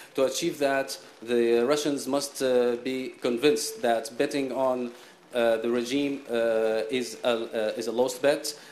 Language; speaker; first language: English; non-native, fluent; Arabic